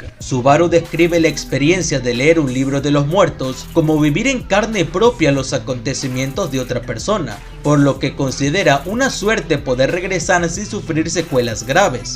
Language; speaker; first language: Spanish; native; Spanish